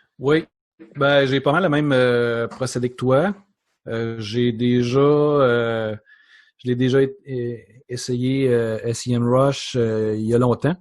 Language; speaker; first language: French; native; French